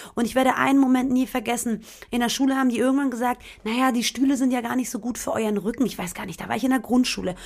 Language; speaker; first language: German; early bilingual, other home language; Persian